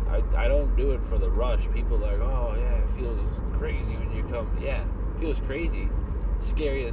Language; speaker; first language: English; native; English